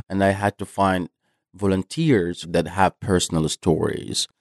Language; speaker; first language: English; non-native, fluent; Arabic